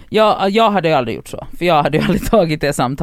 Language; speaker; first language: Swedish; native; Swedish